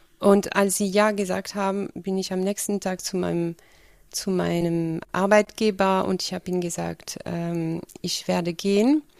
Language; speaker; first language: German; non-native, fluent; French